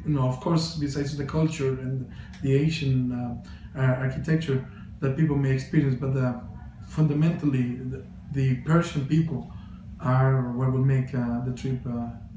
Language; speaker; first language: English; non-native, fluent; Spanish